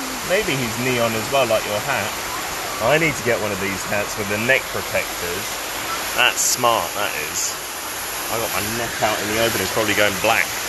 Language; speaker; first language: English; native; English